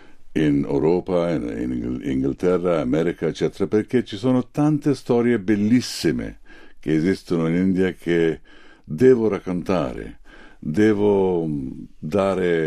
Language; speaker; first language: Italian; non-native, fluent; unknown